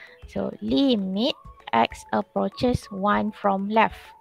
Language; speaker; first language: English; non-native, local second language; Malay